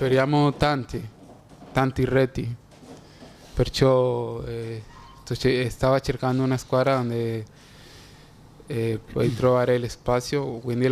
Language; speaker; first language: Italian; non-native, fluent; Spanish